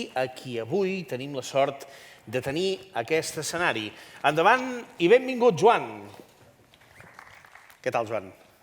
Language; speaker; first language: Catalan; native; Catalan